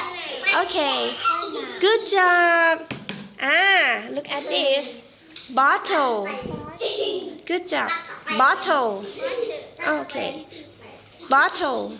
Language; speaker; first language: English; non-native, fluent; Thai